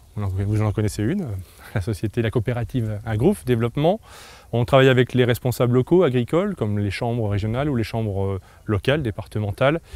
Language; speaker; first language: French; native; French